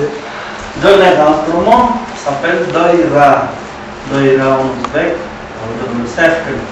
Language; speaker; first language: French; non-native, learner; Uzbek